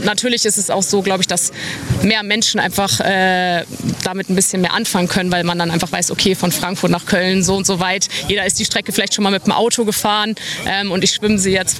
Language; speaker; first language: German; native; German